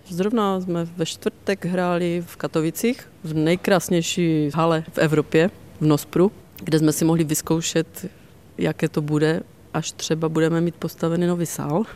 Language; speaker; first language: Czech; native; Czech